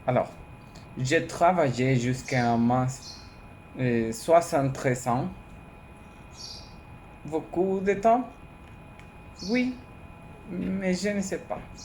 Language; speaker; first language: French; non-native, learner; Spanish